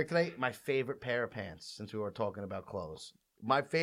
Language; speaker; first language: English; native; English